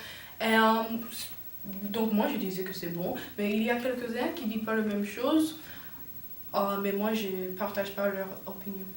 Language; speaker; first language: French; non-native, learner; English